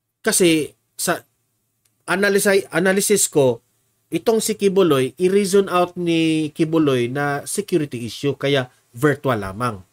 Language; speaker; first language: Filipino; non-native, local second language; Cebuano